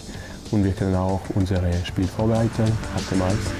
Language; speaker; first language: German; non-native, local second language; French